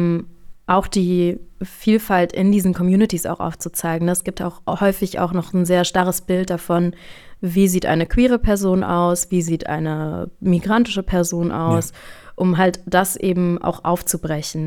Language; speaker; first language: German; native; German